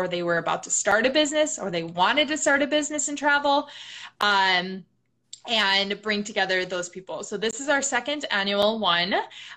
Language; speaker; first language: English; native; English